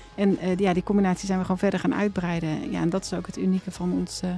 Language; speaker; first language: Dutch; native; Dutch